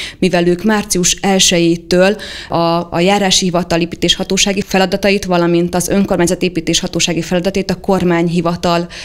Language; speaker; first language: Hungarian; native; Hungarian